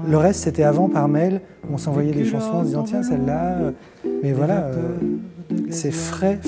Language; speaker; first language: French; native; French